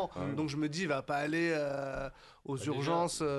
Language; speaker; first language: French; native; French